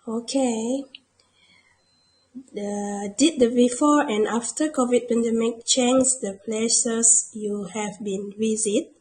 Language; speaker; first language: English; non-native, local second language; Malay